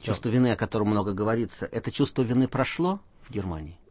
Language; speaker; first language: Russian; native; Russian